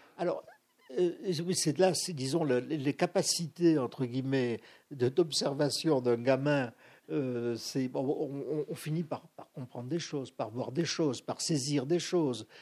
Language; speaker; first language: French; native; French